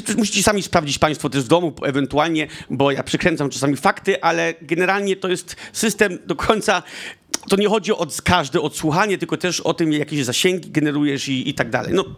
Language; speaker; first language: Polish; early bilingual, heritage; Polish